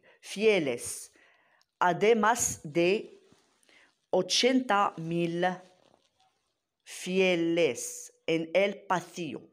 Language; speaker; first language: Spanish; non-native, learner; Arabic